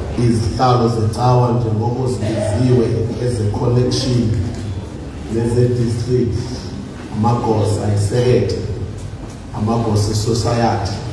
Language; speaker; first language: Zulu; non-native, local second language; Xhosa